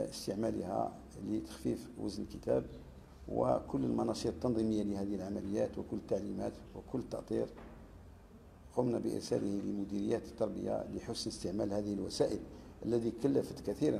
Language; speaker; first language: Arabic; native; Arabic